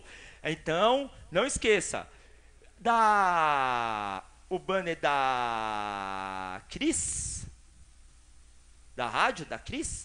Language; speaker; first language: Portuguese; native; Portuguese